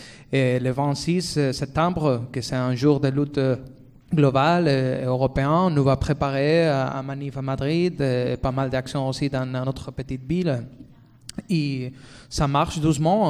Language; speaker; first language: French; non-native, fluent; Spanish